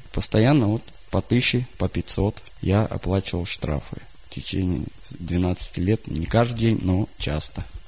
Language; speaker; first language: Russian; native; Russian